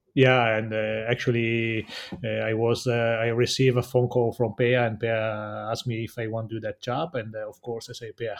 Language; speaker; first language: English; non-native, learner; Italian